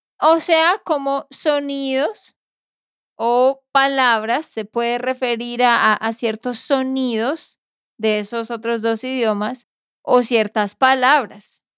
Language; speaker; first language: Spanish; native; Spanish